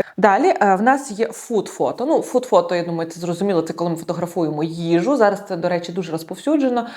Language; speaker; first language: Ukrainian; non-native, local second language; Russian